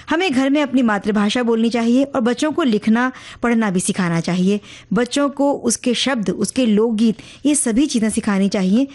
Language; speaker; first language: Hindi; native; Hindi